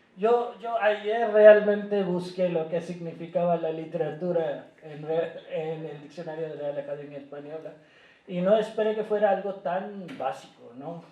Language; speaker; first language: Spanish; non-native, fluent; Urdu